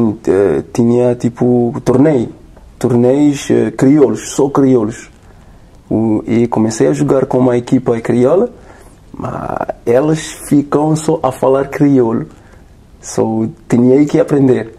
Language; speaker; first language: Portuguese; non-native, learner; French